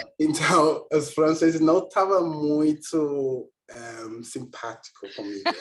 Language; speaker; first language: Portuguese; non-native, learner; English